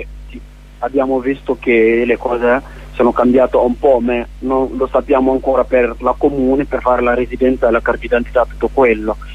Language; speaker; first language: Italian; non-native, learner; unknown